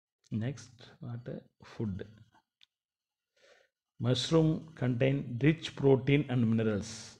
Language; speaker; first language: English; non-native, local second language; Tamil